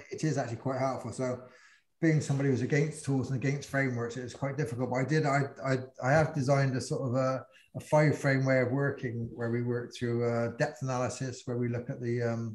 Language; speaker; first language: English; native; English